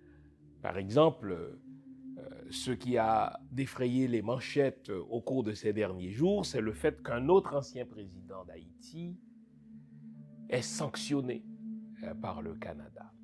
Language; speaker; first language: French; non-native, local second language; Haitian Creole